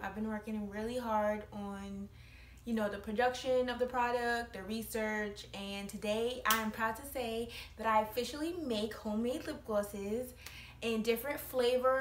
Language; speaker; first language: English; native; English